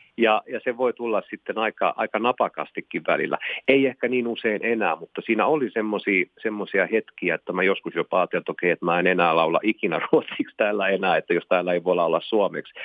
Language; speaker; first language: Finnish; non-native, local second language; Swedish